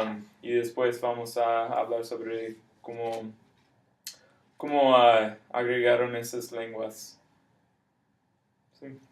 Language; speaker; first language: Spanish; non-native, fluent; English